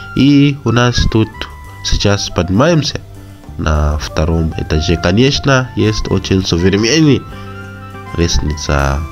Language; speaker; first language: Russian; non-native, fluent; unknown